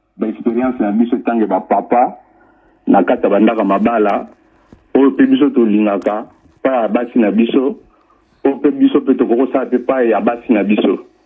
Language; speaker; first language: Lingala; non-native, local second language; Kongo